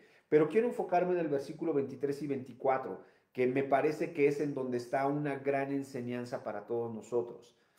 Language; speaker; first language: Spanish; native; Spanish